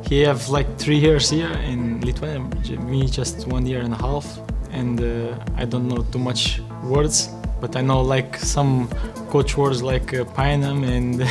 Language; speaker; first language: English; non-native, learner; Portuguese